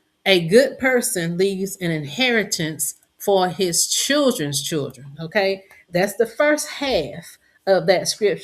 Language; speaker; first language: English; native; English